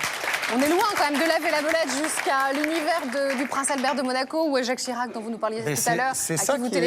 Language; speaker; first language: French; native; French